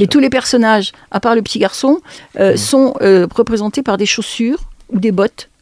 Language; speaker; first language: French; native; French